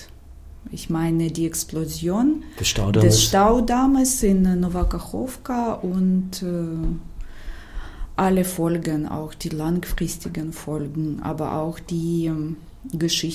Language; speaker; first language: German; non-native, fluent; Ukrainian